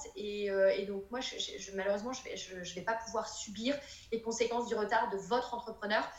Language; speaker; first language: French; native; French